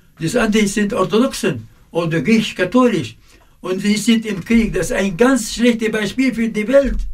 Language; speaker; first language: German; non-native, fluent; Arabic